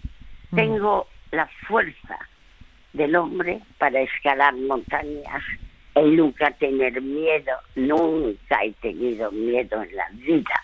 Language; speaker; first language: Spanish; early bilingual, other home language; French